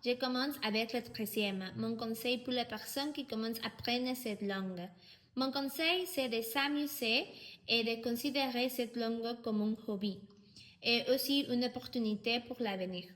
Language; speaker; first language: French; non-native, learner; Spanish